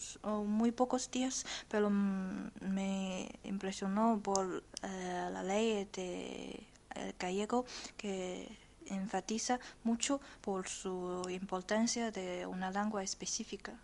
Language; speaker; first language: Spanish; non-native, learner; Chinese